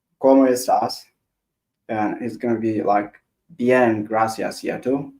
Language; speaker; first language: Spanish; non-native, learner; Arabic